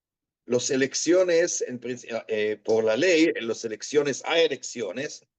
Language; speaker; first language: Spanish; non-native, fluent; Hebrew